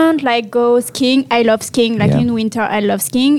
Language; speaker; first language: English; non-native, learner; French